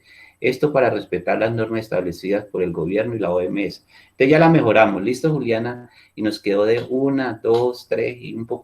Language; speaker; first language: Spanish; native; Spanish